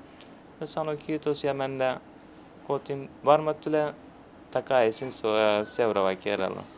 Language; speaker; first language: Finnish; non-native, learner; Turkish